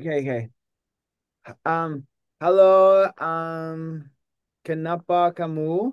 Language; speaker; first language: Indonesian; non-native, learner; English